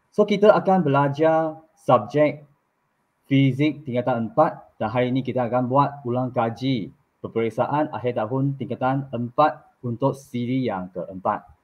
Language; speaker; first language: Malay; non-native, local second language; Chinese